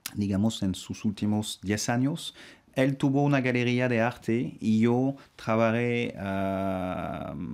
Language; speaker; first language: Spanish; non-native, fluent; French